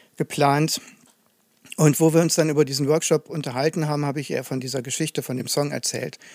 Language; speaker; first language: German; native; German